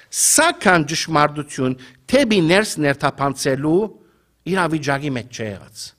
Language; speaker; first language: Armenian; native; Armenian